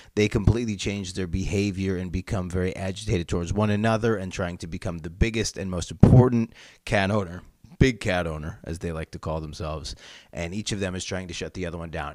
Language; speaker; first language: English; native; English